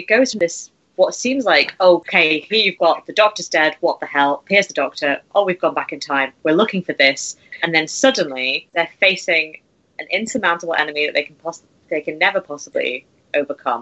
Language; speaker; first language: English; native; English